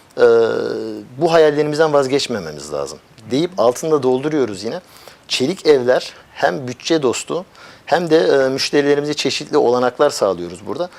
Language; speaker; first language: Turkish; early bilingual, heritage; Turkish